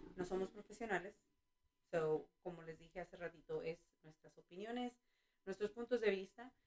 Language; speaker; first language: Spanish; early bilingual, heritage; Spanish